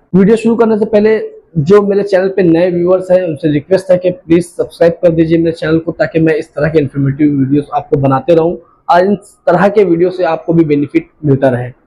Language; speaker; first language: Hindi; native; Hindi